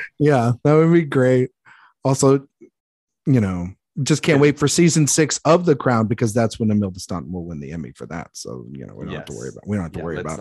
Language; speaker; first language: English; native; English